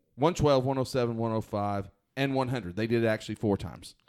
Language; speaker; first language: English; native; English